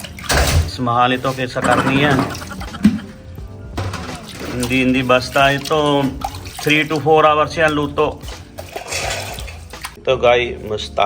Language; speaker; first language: Filipino; non-native, learner; Punjabi